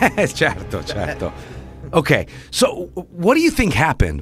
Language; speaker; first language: English; non-native, fluent; Italian